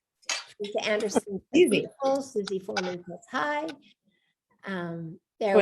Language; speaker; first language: English; native; English